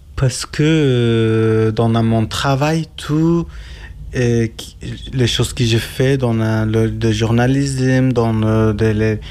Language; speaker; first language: French; non-native, learner; Turkish